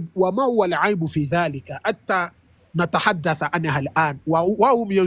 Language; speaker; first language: Arabic; non-native, fluent; Yoruba